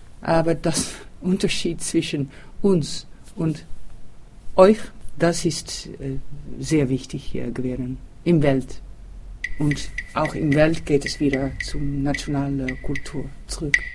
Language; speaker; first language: German; non-native, learner; Dutch